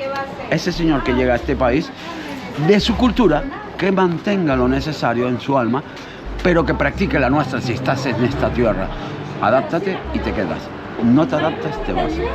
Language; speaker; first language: Spanish; native; Spanish